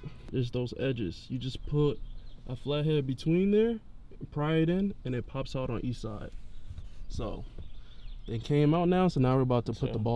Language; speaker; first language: English; native; English